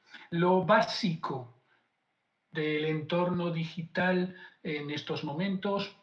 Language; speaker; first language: Spanish; native; Spanish